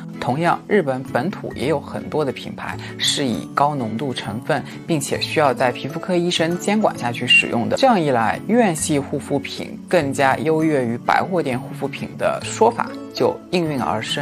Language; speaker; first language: Chinese; native; Chinese